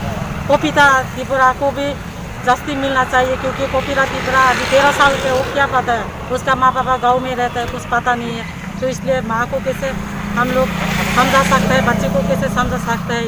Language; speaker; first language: Hindi; non-native, local second language; Kok Borok